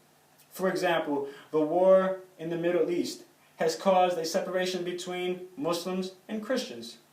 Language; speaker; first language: English; native; English